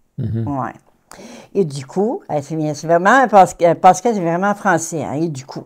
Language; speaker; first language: French; native; French